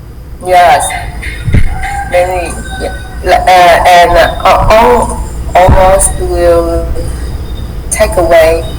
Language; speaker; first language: English; non-native, learner; Vietnamese